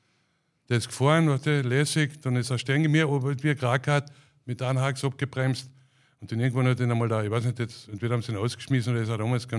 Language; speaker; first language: German; native; German